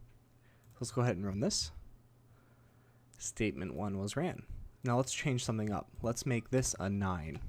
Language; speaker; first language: English; native; English